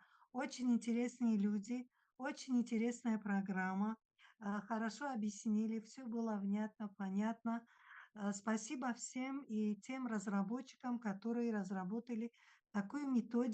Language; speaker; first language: Russian; non-native, local second language; Tajik